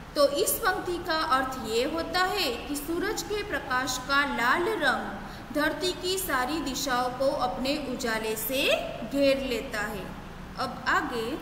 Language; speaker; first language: Hindi; non-native, local second language; Gujarati